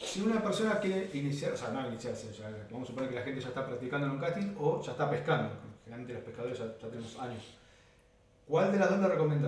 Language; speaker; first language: Spanish; native; Spanish